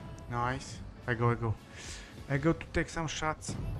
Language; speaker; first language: English; non-native, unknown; Italian